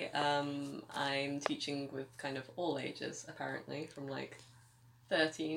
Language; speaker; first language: English; native; English